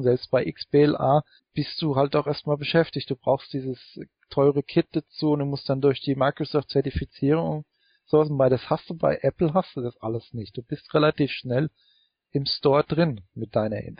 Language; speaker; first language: German; native; German